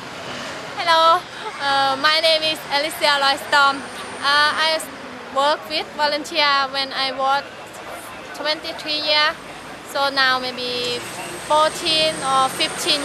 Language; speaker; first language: English; non-native, learner; Thai